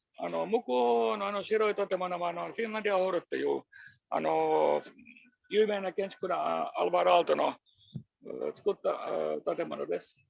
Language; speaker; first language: Japanese; non-native, fluent; Finnish